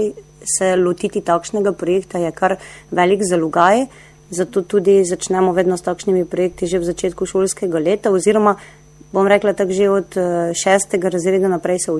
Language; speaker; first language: Slovenian; native; Slovenian